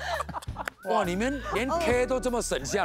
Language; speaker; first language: Chinese; native; Chinese